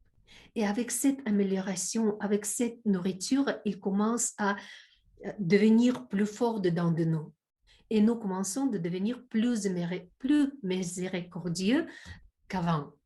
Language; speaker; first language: French; non-native, learner; Russian